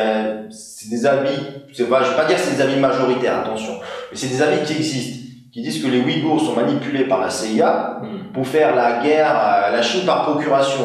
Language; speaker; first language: French; native; French